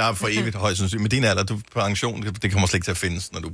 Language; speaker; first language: Danish; native; Danish